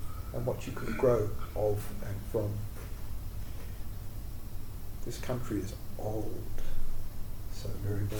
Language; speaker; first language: English; native; English